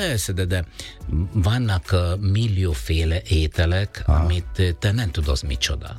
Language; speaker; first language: Hungarian; non-native, fluent; Italian